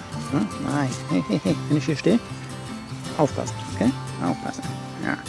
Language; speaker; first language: German; native; German